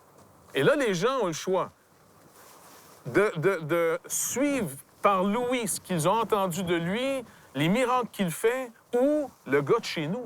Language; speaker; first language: French; native; French